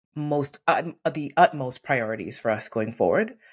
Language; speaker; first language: English; native; English